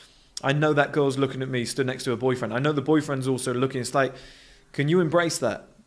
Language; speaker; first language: English; native; English